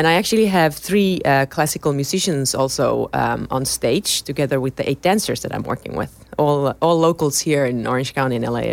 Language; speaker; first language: English; non-native, fluent; Finnish